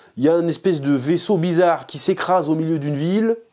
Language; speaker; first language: French; native; French